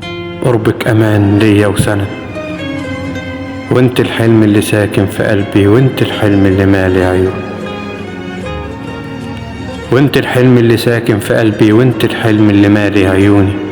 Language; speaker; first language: Arabic; native; Arabic